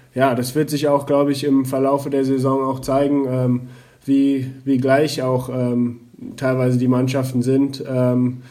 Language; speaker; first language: German; native; German